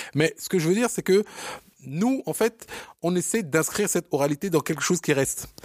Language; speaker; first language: French; early bilingual, other home language; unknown